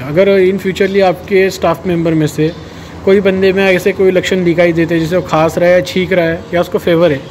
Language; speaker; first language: Hindi; non-native, local second language; Marathi